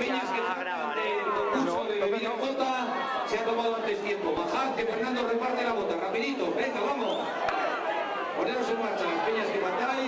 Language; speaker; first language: Spanish; native; Spanish